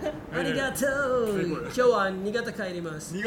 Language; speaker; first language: Japanese; non-native, learner; English